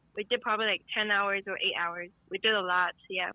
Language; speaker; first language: English; non-native, fluent; Chinese